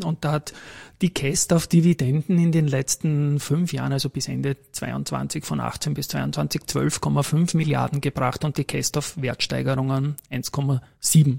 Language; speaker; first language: German; native; German